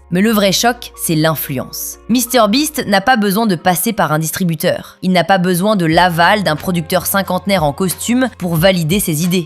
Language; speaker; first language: French; native; French